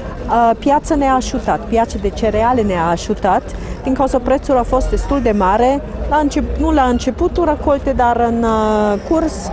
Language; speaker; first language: Romanian; non-native, fluent; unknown